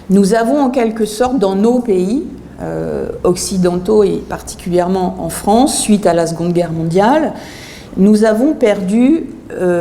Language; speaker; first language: French; native; French